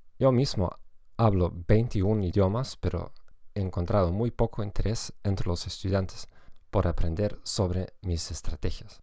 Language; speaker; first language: Spanish; non-native, fluent; German